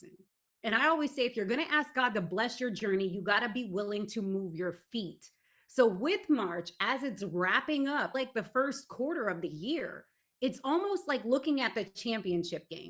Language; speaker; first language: English; native; English